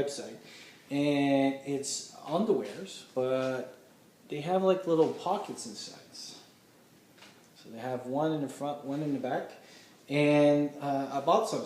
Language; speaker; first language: English; non-native, fluent; French